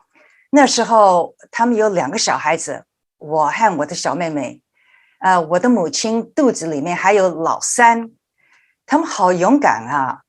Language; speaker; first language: Chinese; early bilingual, heritage; Chinese